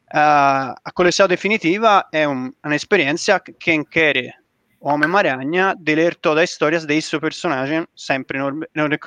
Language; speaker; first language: Portuguese; non-native, learner; Italian